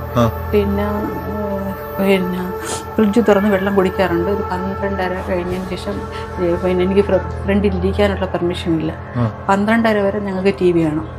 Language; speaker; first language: Malayalam; native; Malayalam